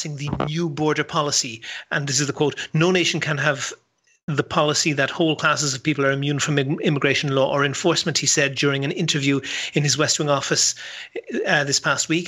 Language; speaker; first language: English; native; English